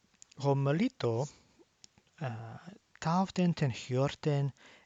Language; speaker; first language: Greek; non-native, learner; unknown